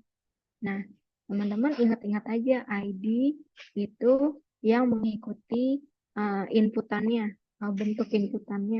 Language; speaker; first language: Indonesian; native; Indonesian